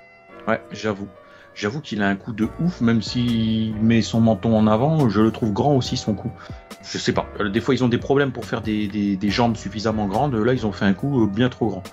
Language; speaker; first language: French; native; French